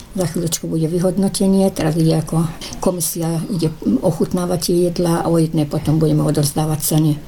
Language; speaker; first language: Slovak; early bilingual, heritage; Slovak